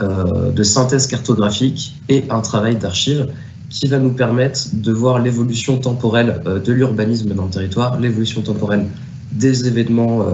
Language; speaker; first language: French; native; French